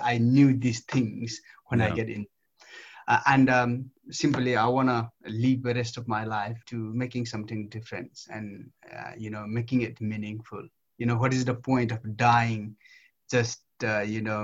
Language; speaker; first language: English; non-native, local second language; Nepali